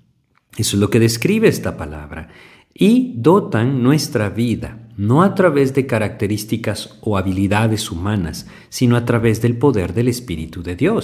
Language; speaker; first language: Spanish; native; Spanish